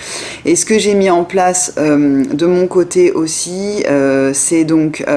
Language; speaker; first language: French; native; French